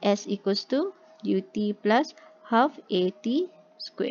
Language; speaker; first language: English; non-native, local second language; Malay